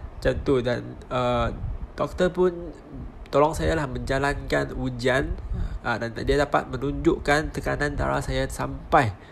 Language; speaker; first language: Malay; non-native, local second language; Chinese